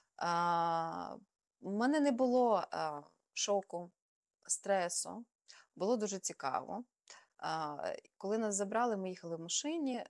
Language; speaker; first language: Ukrainian; native; Ukrainian